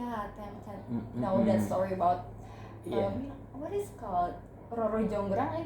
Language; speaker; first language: English; non-native, learner; Indonesian